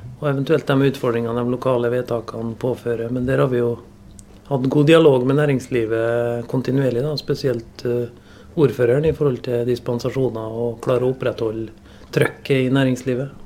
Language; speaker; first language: Norwegian; native; Norwegian